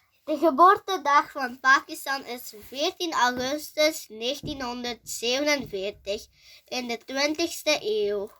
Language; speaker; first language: Dutch; early bilingual, other home language; Urdu